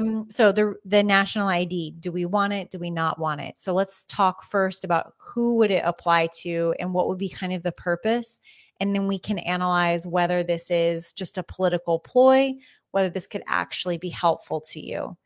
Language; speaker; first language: English; native; English